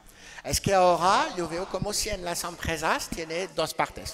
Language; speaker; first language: Spanish; non-native, learner; French